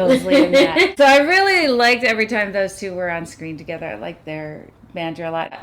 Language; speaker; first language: English; native; English